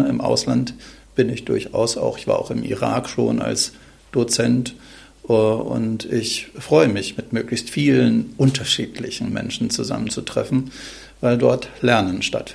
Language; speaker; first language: German; native; German